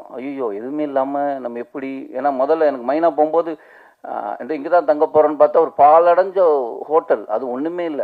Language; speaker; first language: Tamil; native; Tamil